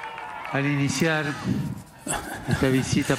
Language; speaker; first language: Spanish; native; Spanish